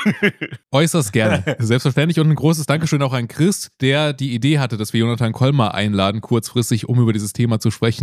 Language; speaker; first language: German; native; German